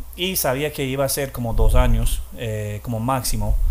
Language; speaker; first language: Spanish; non-native, fluent; English